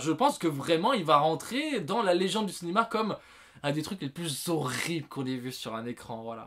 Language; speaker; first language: French; native; French